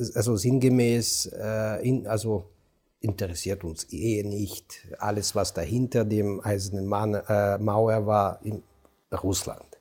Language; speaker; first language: German; non-native, fluent; Ukrainian